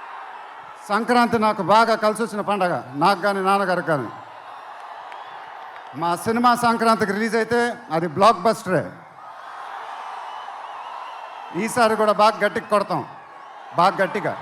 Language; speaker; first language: Telugu; native; Telugu